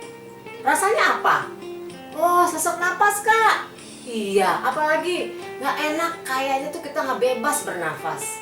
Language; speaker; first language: Indonesian; native; Indonesian